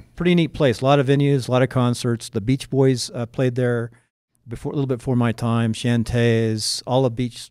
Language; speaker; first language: English; native; English